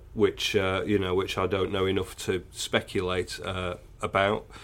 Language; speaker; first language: English; native; English